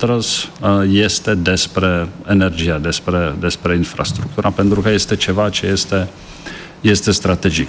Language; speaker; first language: Romanian; non-native, fluent; Czech